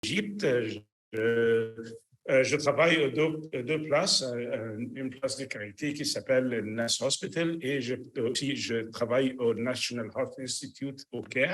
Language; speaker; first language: French; non-native, learner; Arabic